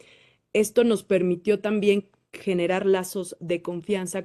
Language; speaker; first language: Spanish; native; Spanish